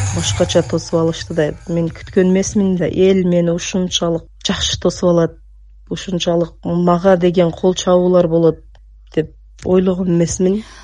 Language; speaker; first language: Kyrgyz; non-native, local second language; Uzbek